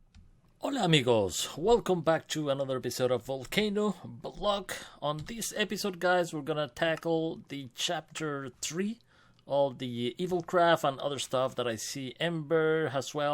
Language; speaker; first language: English; non-native, fluent; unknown